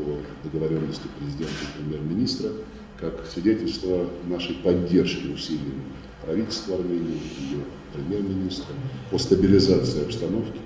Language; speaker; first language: Russian; native; Russian